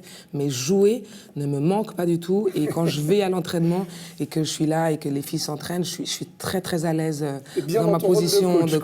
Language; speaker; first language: French; native; French